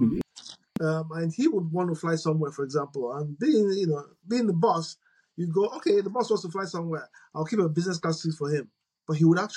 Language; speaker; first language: English; non-native, local second language; Igbo